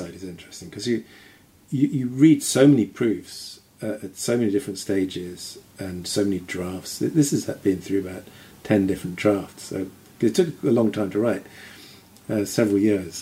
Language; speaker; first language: English; native; English